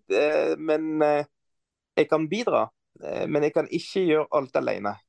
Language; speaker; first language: Norwegian; non-native, fluent; Arabic